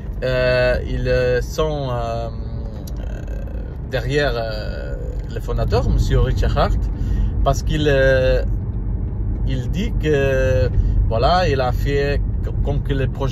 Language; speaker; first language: French; non-native, learner; Portuguese